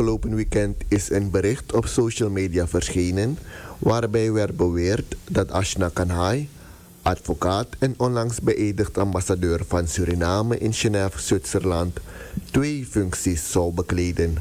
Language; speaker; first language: Dutch; native; Dutch